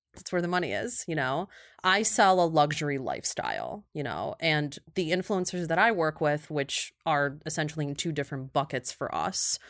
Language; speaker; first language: English; early bilingual, other home language; Russian